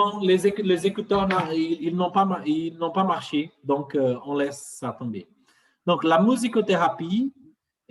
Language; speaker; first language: French; non-native, fluent; Portuguese